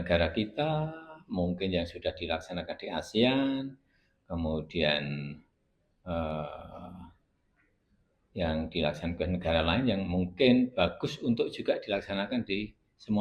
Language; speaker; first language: Indonesian; non-native, local second language; Javanese